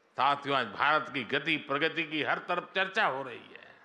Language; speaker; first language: Hindi; non-native, local second language; Gujarati